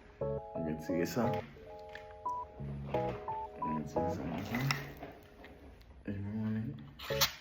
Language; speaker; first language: French; non-native, learner; Haitian Creole